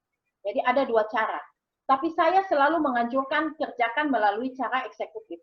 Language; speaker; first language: Indonesian; native; Indonesian